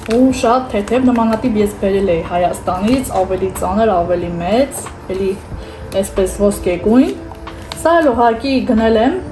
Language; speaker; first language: Armenian; native; Armenian